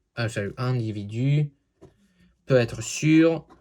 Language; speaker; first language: French; non-native, learner; English